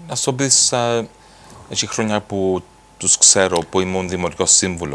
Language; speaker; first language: Greek; early bilingual, heritage; Greek